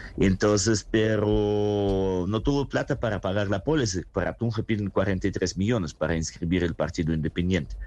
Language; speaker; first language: Spanish; non-native, fluent; Russian